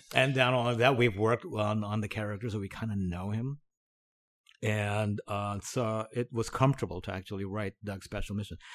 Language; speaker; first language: English; non-native, local second language; Filipino